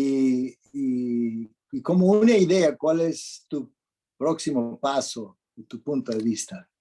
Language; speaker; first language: Spanish; non-native, fluent; English